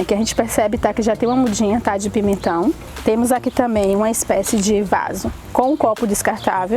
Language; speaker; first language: Portuguese; native; Portuguese